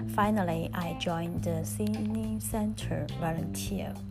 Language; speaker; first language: English; non-native, learner; Chinese